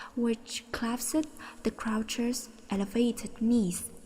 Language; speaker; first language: English; non-native, learner; Vietnamese